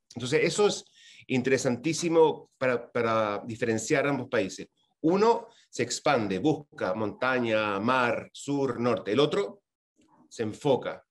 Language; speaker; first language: Spanish; native; Spanish